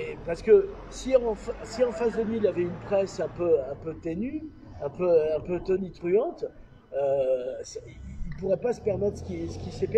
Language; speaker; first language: French; native; French